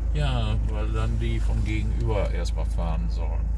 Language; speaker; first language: German; native; German